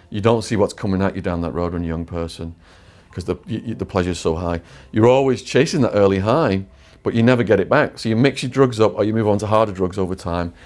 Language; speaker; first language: English; native; English